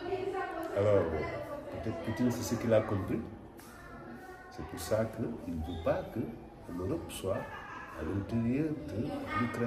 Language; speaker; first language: French; non-native, local second language; Wolof